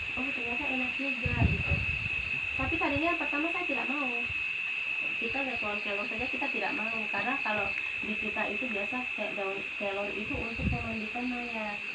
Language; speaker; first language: Indonesian; non-native, local second language; Sundanese